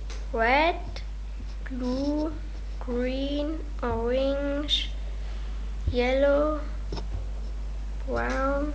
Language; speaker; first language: English; non-native, learner; German